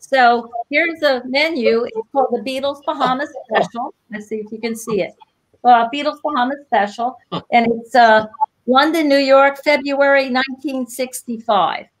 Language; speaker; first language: English; native; English